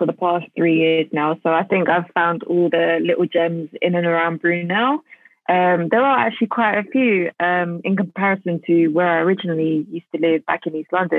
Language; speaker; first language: English; native; English